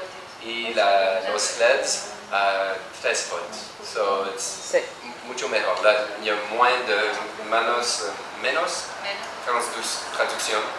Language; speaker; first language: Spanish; non-native, learner; French